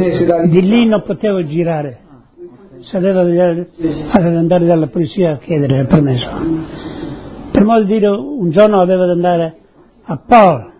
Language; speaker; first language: Italian; non-native, local second language; Friulian